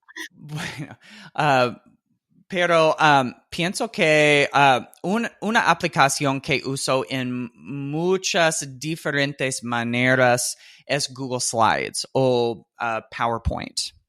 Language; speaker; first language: Spanish; non-native, fluent; English